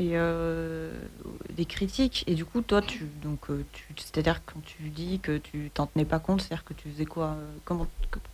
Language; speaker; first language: French; native; French